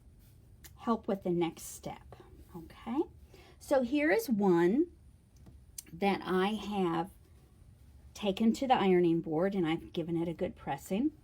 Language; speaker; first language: English; native; English